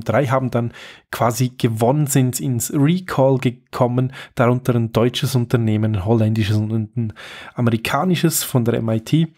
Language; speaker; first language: German; native; German